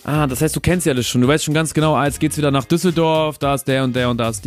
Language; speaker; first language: German; native; German